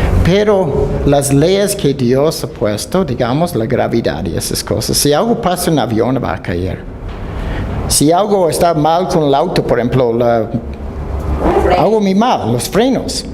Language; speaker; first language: Spanish; non-native, fluent; Dutch